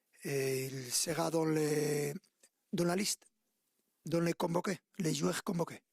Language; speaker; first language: French; non-native, fluent; Spanish